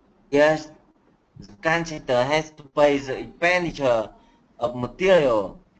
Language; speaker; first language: English; non-native, learner; Vietnamese